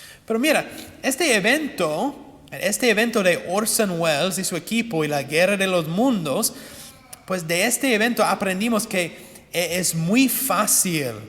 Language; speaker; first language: Spanish; non-native, fluent; English